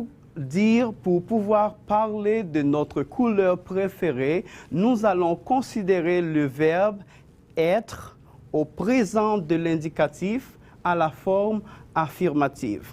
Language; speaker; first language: French; non-native, fluent; Spanish